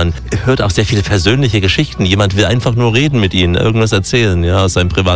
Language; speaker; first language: German; native; German